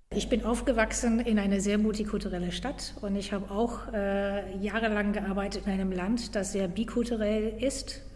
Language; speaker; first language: German; non-native, fluent; English